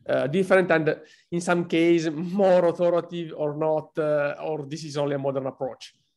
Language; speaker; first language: English; non-native, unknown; Italian